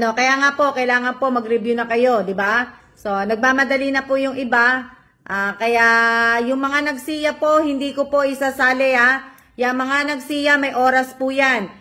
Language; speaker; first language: Filipino; native; Filipino